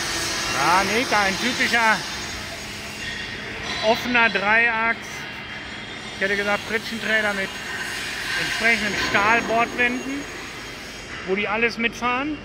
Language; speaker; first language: German; native; German